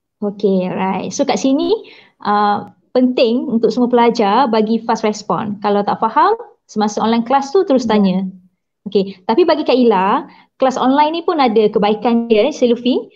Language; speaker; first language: Malay; native; Malay